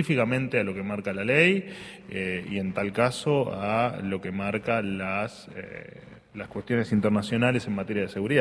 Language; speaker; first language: Spanish; native; Spanish